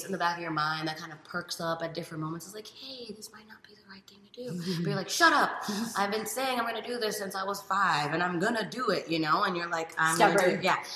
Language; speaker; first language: English; native; English